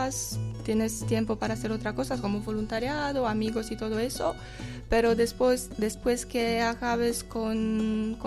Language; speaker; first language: Spanish; non-native, fluent; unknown